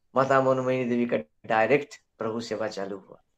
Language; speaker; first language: Hindi; native; Hindi